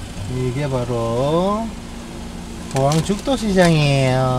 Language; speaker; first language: Korean; non-native, learner; Indonesian